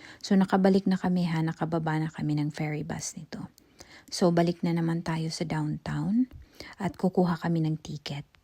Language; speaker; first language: Filipino; non-native, local second language; Cebuano